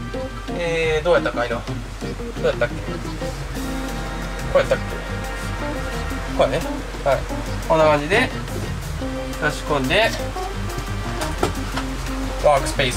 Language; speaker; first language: Japanese; native; Japanese